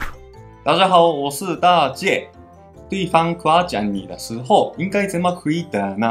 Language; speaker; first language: Chinese; non-native, fluent; Japanese